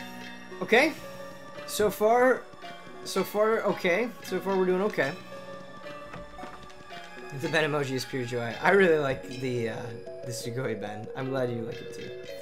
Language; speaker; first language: English; native; English